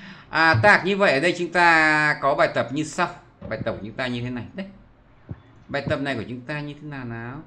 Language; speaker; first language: Russian; non-native, fluent; Vietnamese